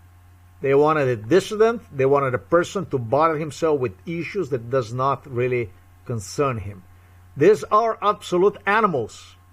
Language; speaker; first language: English; non-native, fluent; Slovenian